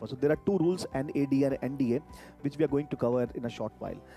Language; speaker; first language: English; non-native, local second language; Hindi